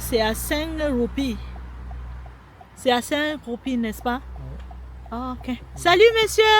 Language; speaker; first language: French; non-native, fluent; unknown